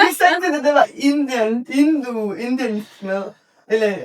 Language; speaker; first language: Danish; non-native, learner; Spanish